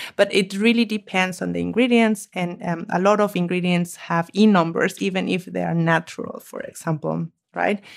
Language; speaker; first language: English; non-native, fluent; Spanish